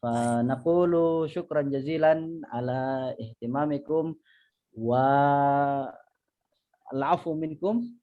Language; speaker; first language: Arabic; non-native, fluent; Indonesian